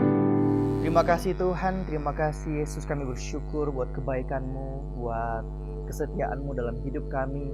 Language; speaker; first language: Indonesian; native; Indonesian